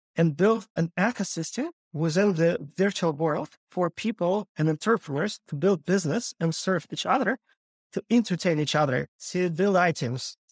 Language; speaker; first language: English; non-native, fluent; Ukrainian